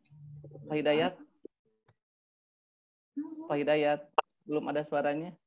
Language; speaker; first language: Indonesian; native; Indonesian